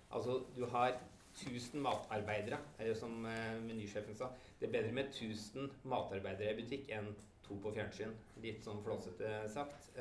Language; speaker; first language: Norwegian; native; Norwegian